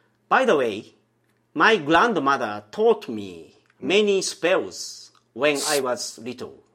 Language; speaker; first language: English; non-native, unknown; Japanese